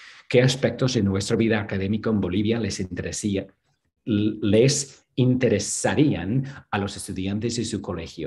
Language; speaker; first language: Spanish; non-native, fluent; English